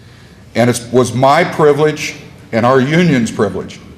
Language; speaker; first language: English; native; English